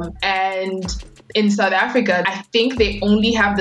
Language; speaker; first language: English; non-native, local second language; Swati